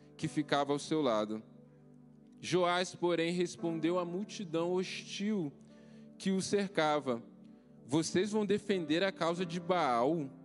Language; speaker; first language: Portuguese; native; Portuguese